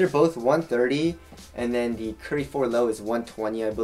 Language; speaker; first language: English; native; English